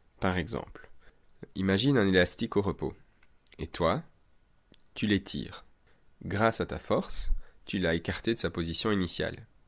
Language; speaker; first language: French; native; French